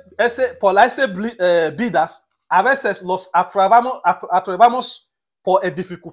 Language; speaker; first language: Spanish; non-native, learner; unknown